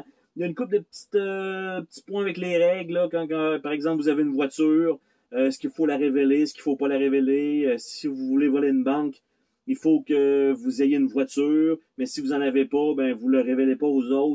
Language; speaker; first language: French; native; French